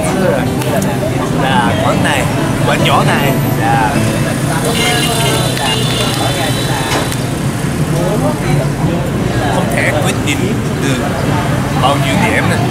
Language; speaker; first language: Vietnamese; non-native, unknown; Japanese